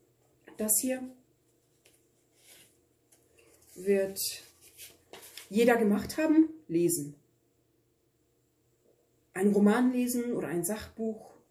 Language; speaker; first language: German; early bilingual, other home language; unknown